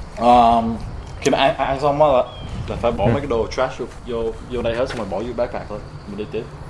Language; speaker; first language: Vietnamese; early bilingual, heritage; Vietnamese